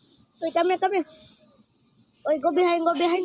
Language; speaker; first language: English; non-native, local second language; Malay